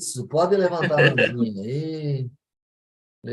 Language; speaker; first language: Portuguese; native; Portuguese